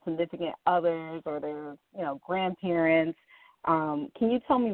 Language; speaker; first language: English; native; English